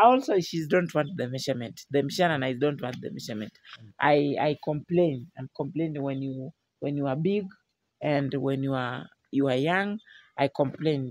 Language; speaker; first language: English; non-native, learner; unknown